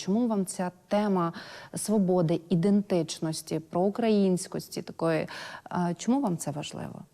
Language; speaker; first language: Ukrainian; native; Ukrainian